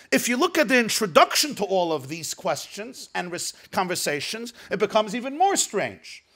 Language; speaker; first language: English; native; English